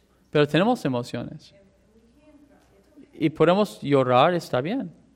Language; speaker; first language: Spanish; non-native, fluent; English